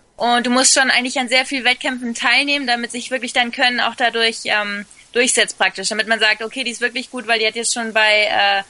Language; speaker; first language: German; early bilingual, other home language; Spanish